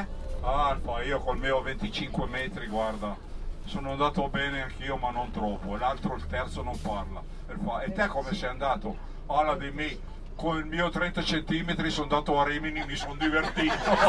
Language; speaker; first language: Italian; native; Italian